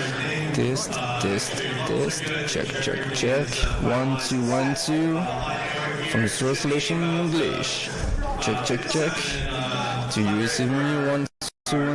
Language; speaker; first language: English; non-native, learner; French